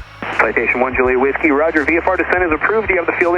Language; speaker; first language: English; native; English